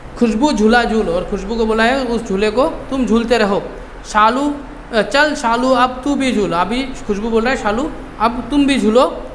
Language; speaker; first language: Hindi; non-native, local second language; Bangla